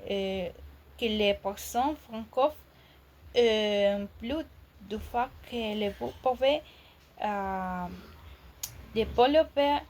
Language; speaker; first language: French; non-native, learner; Spanish